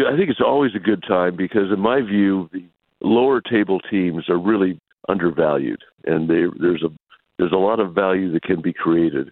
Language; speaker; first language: English; native; English